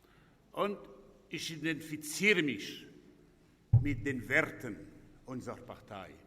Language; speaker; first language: German; non-native, local second language; French